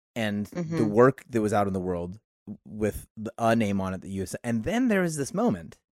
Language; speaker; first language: English; native; English